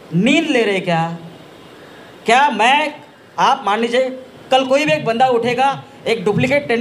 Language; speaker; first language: Hindi; non-native, local second language; Marathi